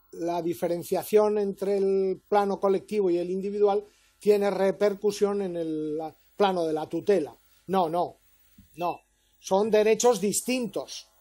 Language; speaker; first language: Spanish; native; Spanish